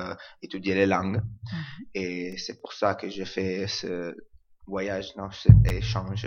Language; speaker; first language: French; non-native, learner; Italian